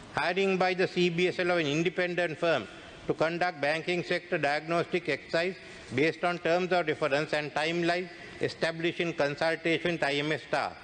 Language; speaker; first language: English; non-native, local second language; Sinhala